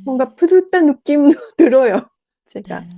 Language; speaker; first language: Korean; non-native, learner; Japanese